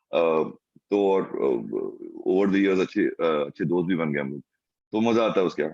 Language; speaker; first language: Hindi; non-native, local second language; Tamil